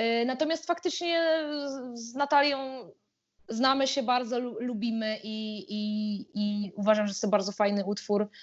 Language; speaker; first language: Polish; native; Polish